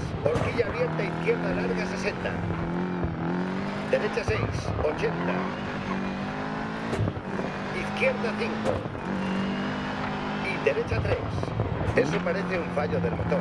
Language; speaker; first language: Spanish; native; Spanish